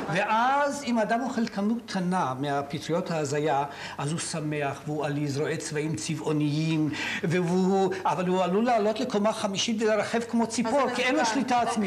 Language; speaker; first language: Hebrew; native; Hebrew